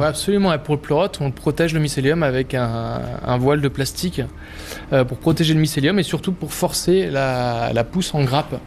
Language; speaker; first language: French; native; French